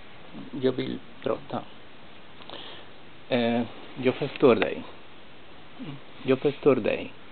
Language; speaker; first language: Swedish; non-native, fluent; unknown